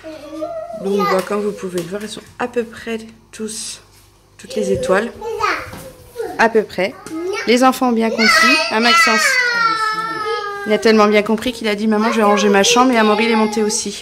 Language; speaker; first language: French; native; French